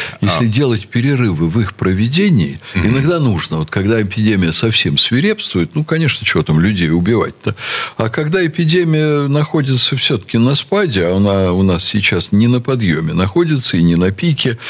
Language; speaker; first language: Russian; native; Russian